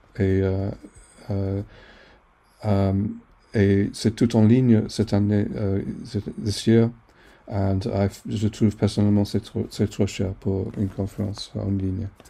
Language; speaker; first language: French; non-native, fluent; English